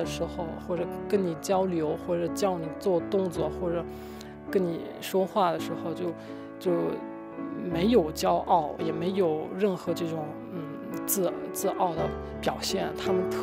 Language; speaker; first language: Chinese; non-native, fluent; Arabic